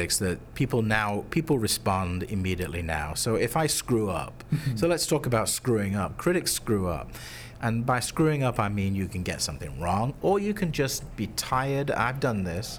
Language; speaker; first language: English; native; English